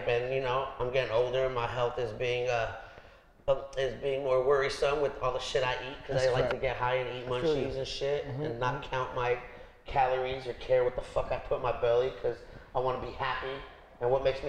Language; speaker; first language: English; native; English